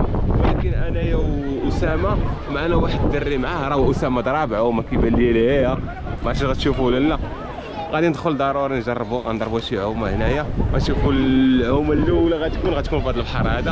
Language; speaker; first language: Arabic; native; Arabic